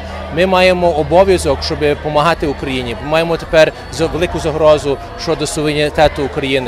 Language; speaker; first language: Ukrainian; early bilingual, heritage; Ukrainian